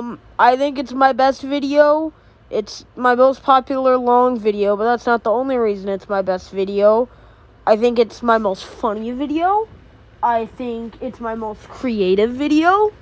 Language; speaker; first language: English; native; English